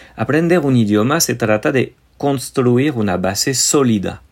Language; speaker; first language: Spanish; non-native, fluent; French